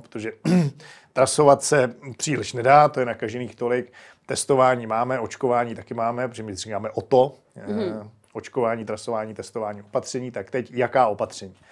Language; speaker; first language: Czech; native; Czech